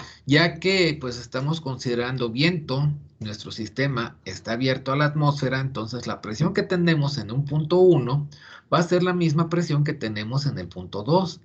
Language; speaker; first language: Spanish; native; Spanish